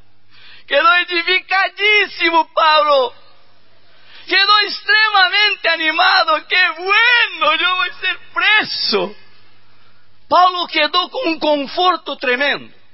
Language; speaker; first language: Spanish; non-native, learner; Portuguese